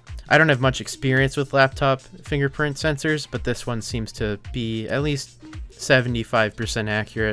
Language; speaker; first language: English; native; English